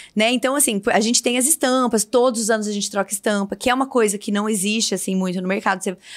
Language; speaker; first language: Portuguese; native; Portuguese